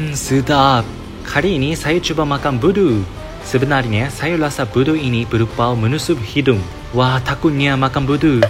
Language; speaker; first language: Malay; non-native, fluent; Japanese